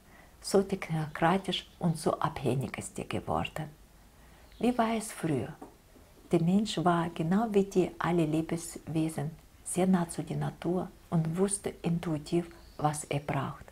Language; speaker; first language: German; non-native, fluent; Russian